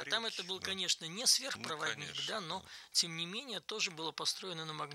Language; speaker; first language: Russian; native; Russian